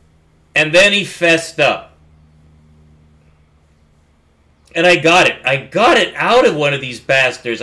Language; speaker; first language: English; native; English